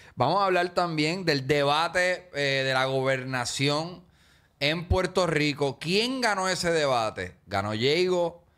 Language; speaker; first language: Spanish; native; Spanish